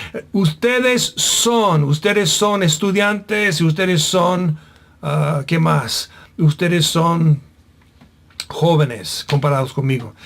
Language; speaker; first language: Spanish; non-native, fluent; English